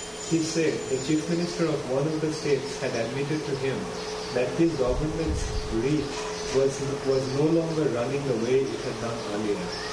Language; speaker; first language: English; non-native, local second language; Bangla